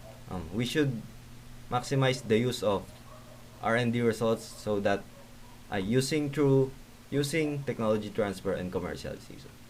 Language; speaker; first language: English; non-native, local second language; Filipino